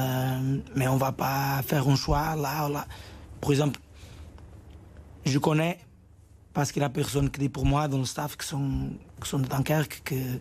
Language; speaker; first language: French; non-native, fluent; Portuguese